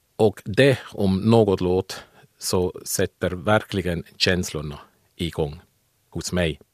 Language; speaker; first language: Swedish; non-native, fluent; Swiss German